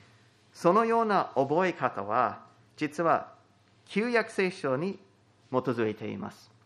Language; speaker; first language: Japanese; non-native, fluent; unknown